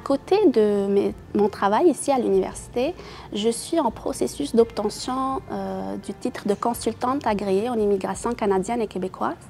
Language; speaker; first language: French; non-native, local second language; Arabic